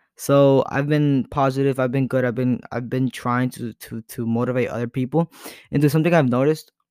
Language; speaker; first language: English; early bilingual, other home language; Spanish